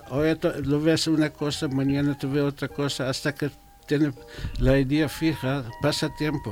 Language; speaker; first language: Spanish; non-native, fluent; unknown